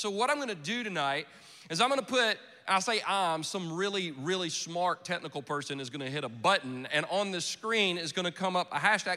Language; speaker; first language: English; native; English